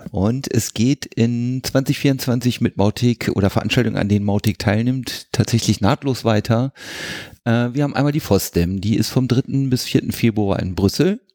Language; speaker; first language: German; native; German